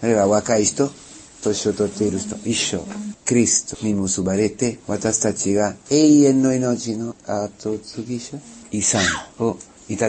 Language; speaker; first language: Japanese; non-native, fluent; Italian